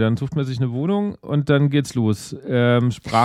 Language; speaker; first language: German; native; German